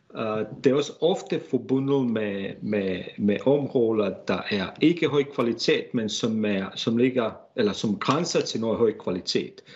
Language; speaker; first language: Danish; non-native, fluent; Bosnian